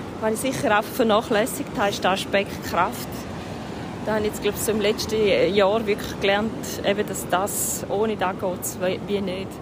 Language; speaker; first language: German; native; German